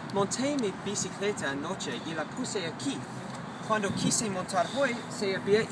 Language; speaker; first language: Spanish; non-native, learner; English